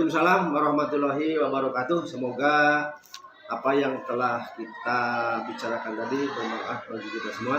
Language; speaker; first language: Indonesian; native; Indonesian